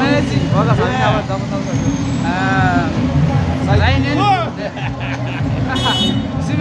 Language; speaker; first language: Japanese; non-native, learner; Nepali